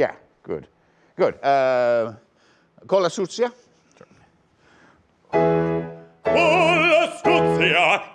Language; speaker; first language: Italian; non-native, fluent; English